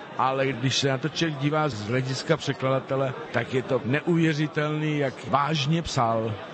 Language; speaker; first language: Czech; non-native, fluent; Spanish